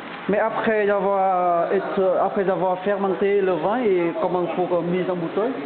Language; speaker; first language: French; non-native, learner; Vietnamese